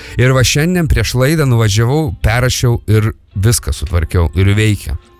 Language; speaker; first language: Lithuanian; native; Lithuanian